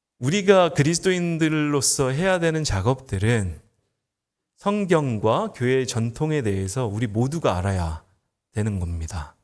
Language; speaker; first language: Korean; native; Korean